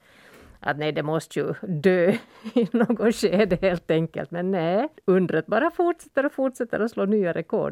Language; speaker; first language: Swedish; native; Swedish